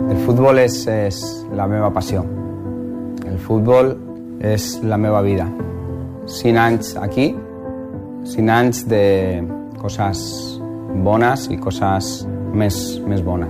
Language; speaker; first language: Catalan; non-native, local second language; Spanish